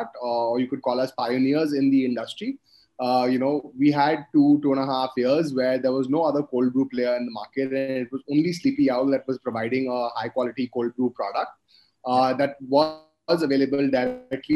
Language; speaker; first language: English; non-native, local second language; Hindi